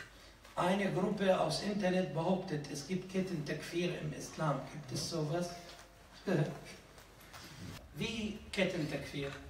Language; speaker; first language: German; non-native, fluent; Arabic